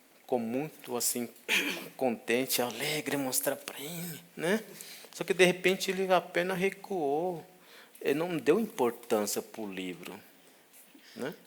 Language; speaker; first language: Portuguese; non-native, local second language; Guarani